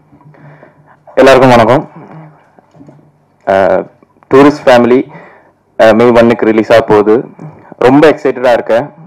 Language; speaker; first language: Tamil; non-native, local second language; Malayalam